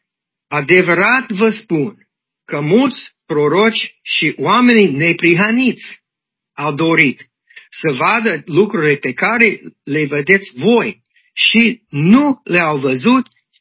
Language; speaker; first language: Romanian; non-native, learner; English